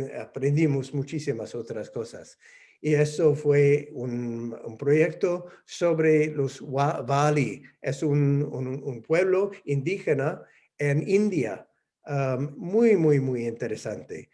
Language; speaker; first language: Spanish; non-native, fluent; English